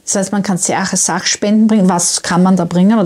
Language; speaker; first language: German; native; German